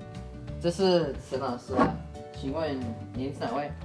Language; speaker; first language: Chinese; non-native, learner; English